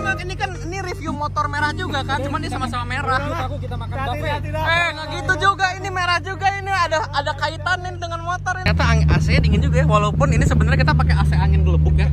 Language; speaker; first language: Indonesian; native; Indonesian